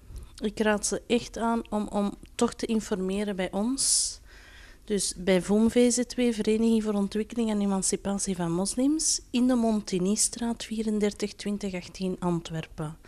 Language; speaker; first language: Dutch; non-native, local second language; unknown